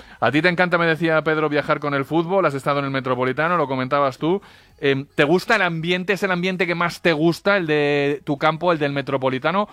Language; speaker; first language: Spanish; native; Spanish